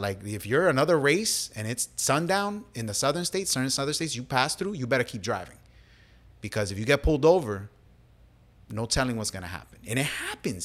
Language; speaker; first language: English; early bilingual, other home language; Spanish